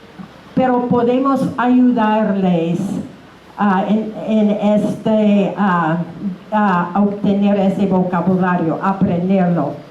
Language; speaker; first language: Spanish; non-native, fluent; English